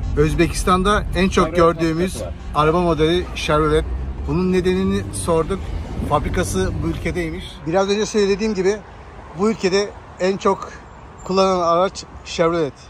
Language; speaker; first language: Turkish; early bilingual, heritage; Turkish